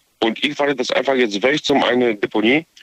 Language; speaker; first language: German; non-native, learner; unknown